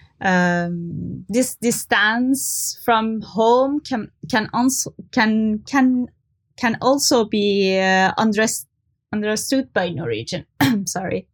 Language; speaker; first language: English; non-native, fluent; Persian